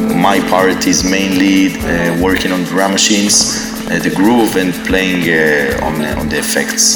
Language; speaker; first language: English; non-native, fluent; Hebrew